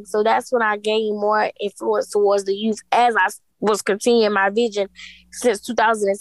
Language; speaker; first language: English; native; English